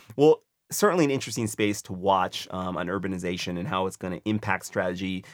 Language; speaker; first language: English; native; English